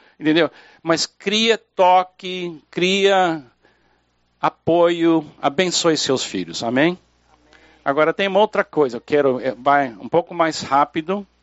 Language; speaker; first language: Portuguese; non-native, fluent; English